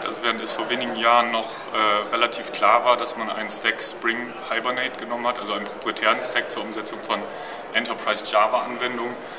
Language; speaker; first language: German; native; German